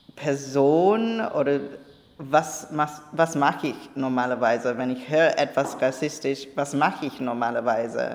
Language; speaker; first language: German; non-native, learner; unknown